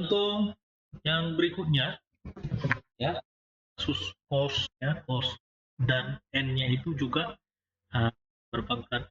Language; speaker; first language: Indonesian; native; Indonesian